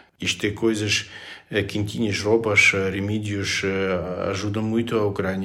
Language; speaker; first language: Portuguese; non-native, learner; Ukrainian